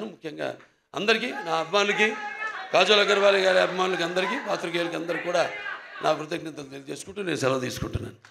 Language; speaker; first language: Telugu; native; Telugu